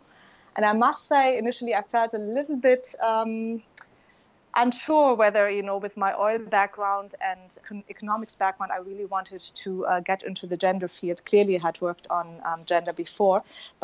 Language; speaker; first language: English; non-native, fluent; German